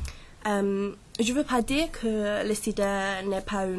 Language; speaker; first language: French; non-native, learner; English